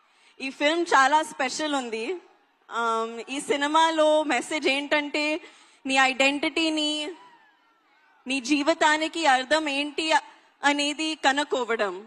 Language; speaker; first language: Telugu; non-native, learner; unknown